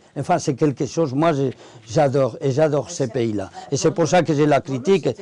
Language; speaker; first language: French; non-native, fluent; Spanish